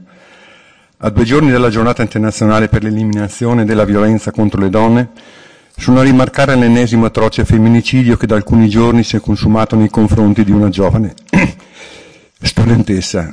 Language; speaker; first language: Italian; native; Italian